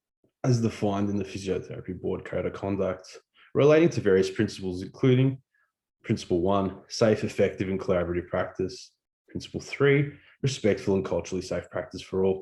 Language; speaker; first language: English; native; English